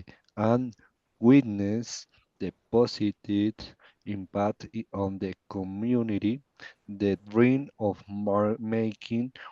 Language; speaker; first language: English; non-native, learner; Spanish